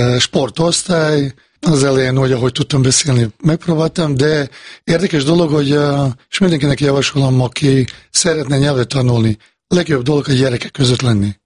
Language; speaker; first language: Hungarian; non-native, fluent; Bosnian